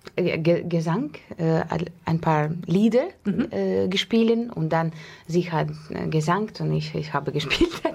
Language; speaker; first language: German; non-native, learner; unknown